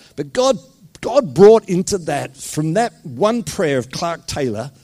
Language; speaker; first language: English; native; English